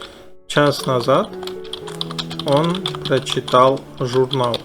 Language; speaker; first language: Russian; non-native, fluent; Uzbek